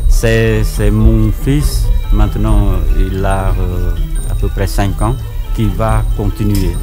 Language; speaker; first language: French; non-native, fluent; Khmer